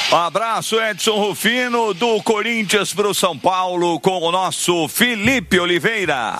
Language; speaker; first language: Portuguese; native; Portuguese